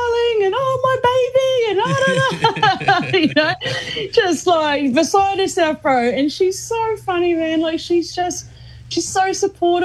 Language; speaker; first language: English; native; English